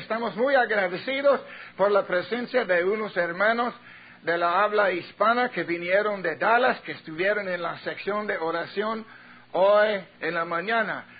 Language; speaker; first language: Spanish; non-native, fluent; English